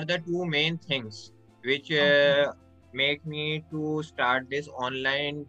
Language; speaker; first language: English; non-native, local second language; Hindi